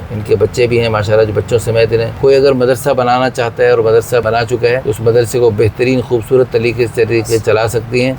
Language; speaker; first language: Urdu; non-native, local second language; Saraiki